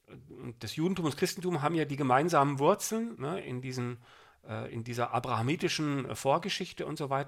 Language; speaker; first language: German; native; German